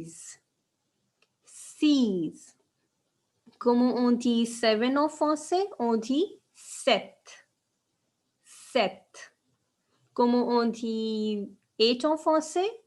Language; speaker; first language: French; non-native, fluent; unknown